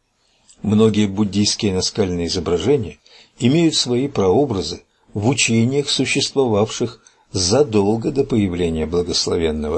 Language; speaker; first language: Russian; native; Russian